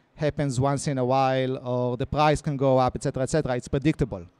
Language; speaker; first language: English; non-native, fluent; Hebrew